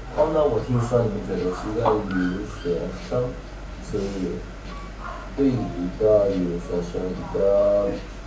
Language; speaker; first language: Chinese; non-native, learner; Thai